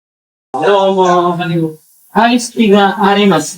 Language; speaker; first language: Japanese; non-native, learner; Filipino